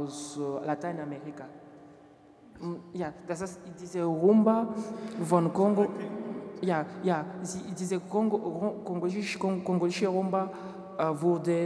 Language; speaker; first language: German; non-native, learner; French